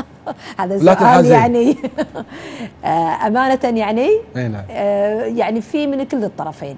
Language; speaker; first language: Arabic; native; Arabic